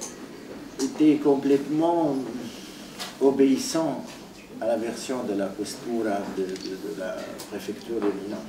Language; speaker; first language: French; non-native, fluent; Italian